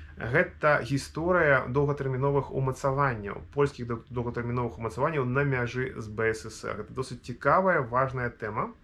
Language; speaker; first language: Belarusian; native; Belarusian